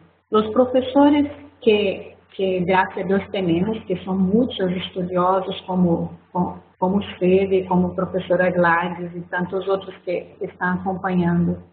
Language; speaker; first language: Spanish; non-native, fluent; Portuguese